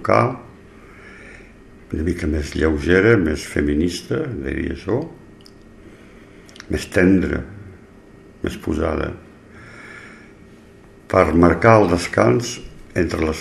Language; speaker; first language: Catalan; native; Catalan